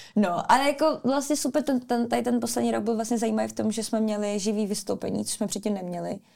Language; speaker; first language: Czech; early bilingual, other home language; Armenian